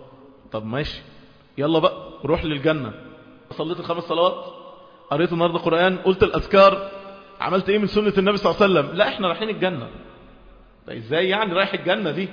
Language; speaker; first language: Arabic; native; Arabic